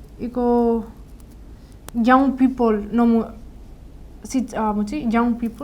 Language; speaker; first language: Korean; non-native, learner; Spanish